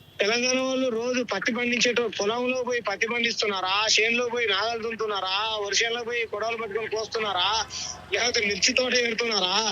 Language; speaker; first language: Telugu; native; Telugu